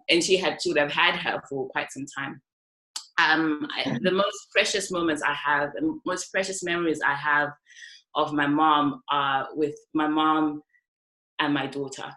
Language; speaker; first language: English; non-native, local second language; North Ndebele